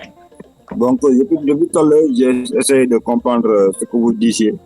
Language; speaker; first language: French; non-native, local second language; Wolof